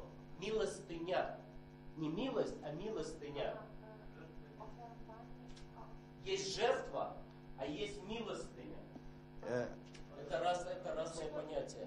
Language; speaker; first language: Polish; non-native, learner; Russian